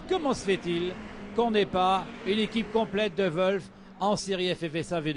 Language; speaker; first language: French; native; French